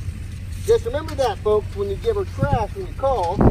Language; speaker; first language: English; native; English